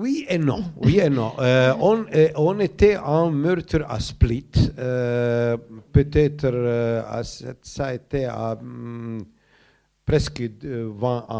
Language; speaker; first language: French; non-native, learner; Croatian